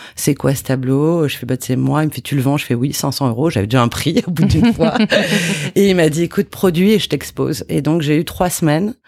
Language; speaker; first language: French; native; French